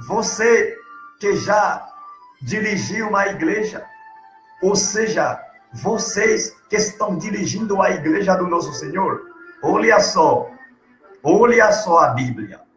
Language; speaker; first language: Portuguese; non-native, learner; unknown